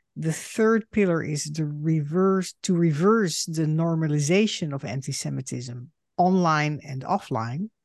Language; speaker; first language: English; non-native, fluent; Dutch